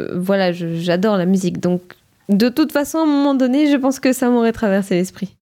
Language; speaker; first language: French; early bilingual, other home language; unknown